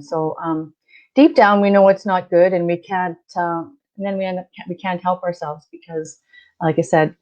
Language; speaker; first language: English; native; English